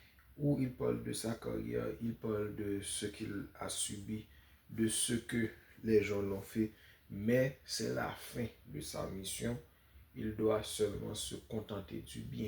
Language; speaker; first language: French; non-native, local second language; Haitian Creole